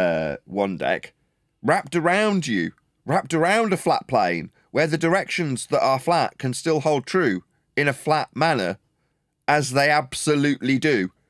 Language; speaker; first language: English; native; English